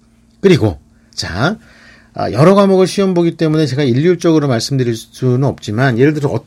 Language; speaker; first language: Korean; native; Korean